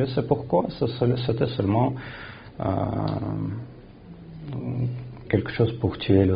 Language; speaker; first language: French; non-native, fluent; Russian